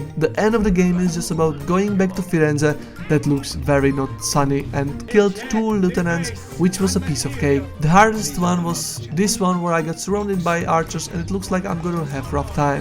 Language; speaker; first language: English; non-native, fluent; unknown